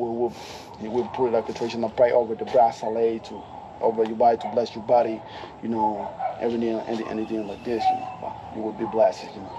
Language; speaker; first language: English; non-native, learner; Spanish